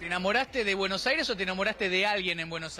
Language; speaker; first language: Spanish; native; Spanish